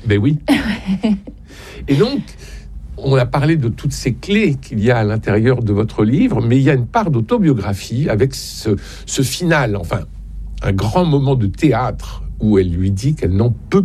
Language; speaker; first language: French; native; French